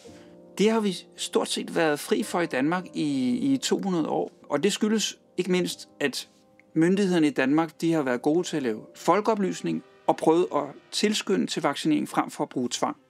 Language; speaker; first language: Danish; native; Danish